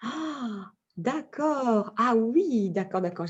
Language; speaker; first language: French; native; French